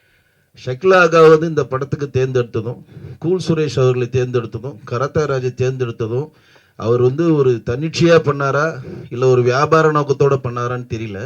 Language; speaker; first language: Tamil; native; Tamil